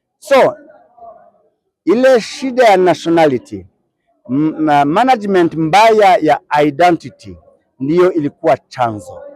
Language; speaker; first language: Swahili; non-native, local second language; Kinyarwanda